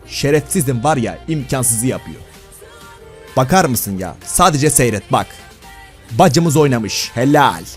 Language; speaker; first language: Turkish; native; Turkish